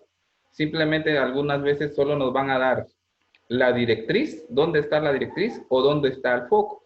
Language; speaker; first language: Spanish; native; Spanish